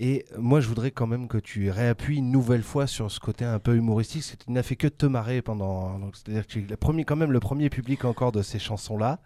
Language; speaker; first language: French; native; French